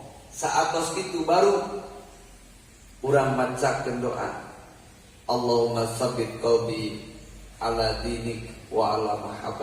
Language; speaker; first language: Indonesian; non-native, local second language; Sundanese